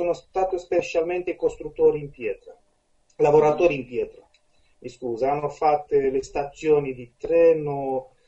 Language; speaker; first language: Italian; non-native, fluent; Romanian